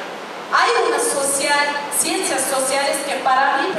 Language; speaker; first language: Spanish; non-native, fluent; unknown